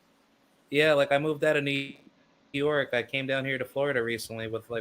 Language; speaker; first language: English; native; English